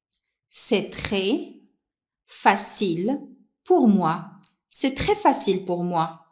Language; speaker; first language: French; non-native, local second language; Arabic